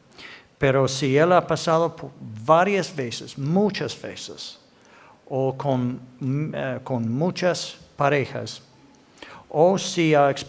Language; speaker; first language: Spanish; non-native, fluent; English